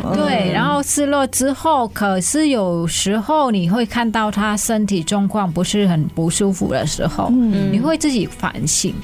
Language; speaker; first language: Chinese; non-native, fluent; Vietnamese